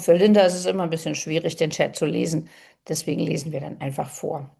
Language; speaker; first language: German; native; German